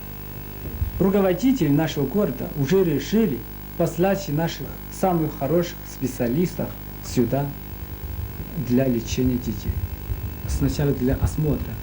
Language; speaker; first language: Russian; non-native, fluent; Chinese